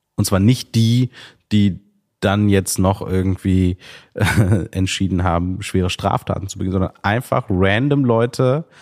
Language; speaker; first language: German; early bilingual, other home language; Sinhala